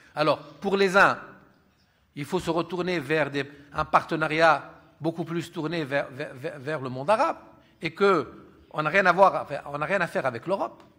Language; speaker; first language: French; non-native, local second language; Arabic